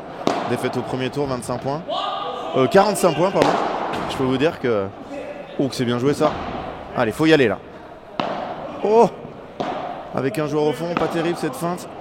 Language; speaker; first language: French; native; French